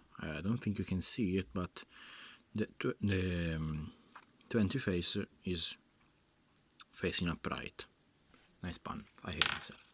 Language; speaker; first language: English; non-native, fluent; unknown